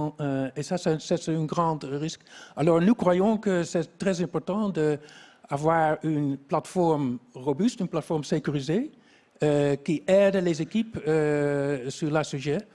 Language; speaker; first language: French; non-native, fluent; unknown